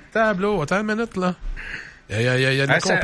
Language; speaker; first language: French; native; French